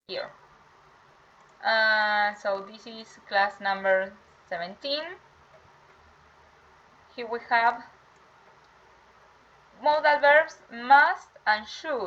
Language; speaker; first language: English; non-native, fluent; Spanish